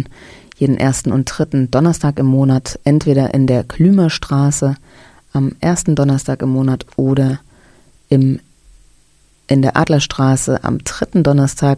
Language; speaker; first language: German; native; German